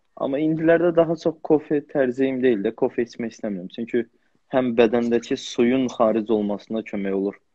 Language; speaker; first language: Azerbaijani; native; Azerbaijani